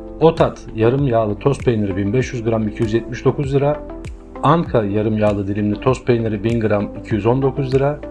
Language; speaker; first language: Turkish; native; Turkish